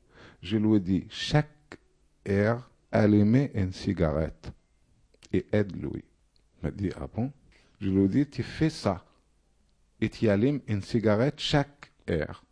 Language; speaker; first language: French; non-native, fluent; Arabic